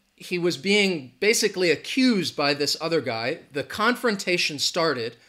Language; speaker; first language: English; native; English